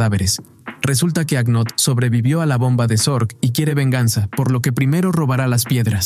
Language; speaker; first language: Spanish; native; Spanish